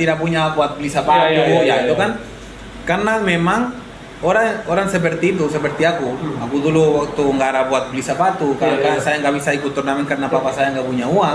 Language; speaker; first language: Indonesian; non-native, fluent; Spanish